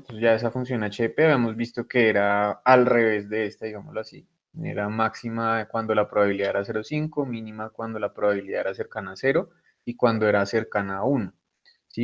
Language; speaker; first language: Spanish; native; Spanish